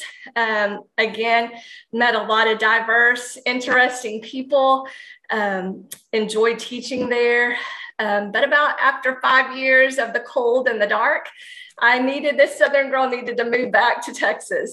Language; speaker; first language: English; native; English